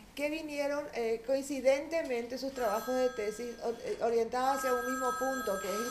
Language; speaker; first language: Spanish; native; Spanish